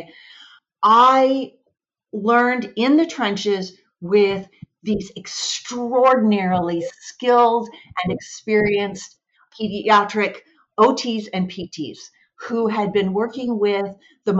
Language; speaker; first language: English; native; English